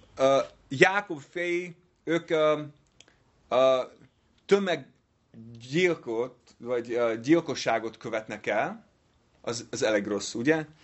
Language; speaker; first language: Hungarian; non-native, fluent; English